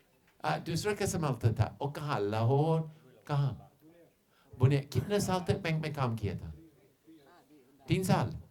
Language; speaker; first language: Hindi; non-native, fluent; English